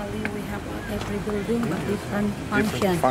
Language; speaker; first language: English; non-native, learner; Indonesian